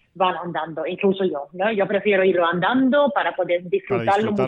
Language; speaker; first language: Spanish; non-native, fluent; Swedish